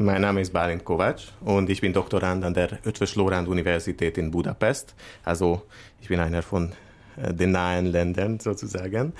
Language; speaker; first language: German; non-native, fluent; Hungarian